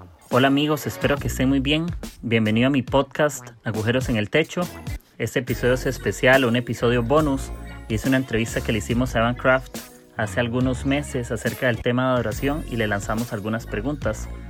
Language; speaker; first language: Spanish; native; Spanish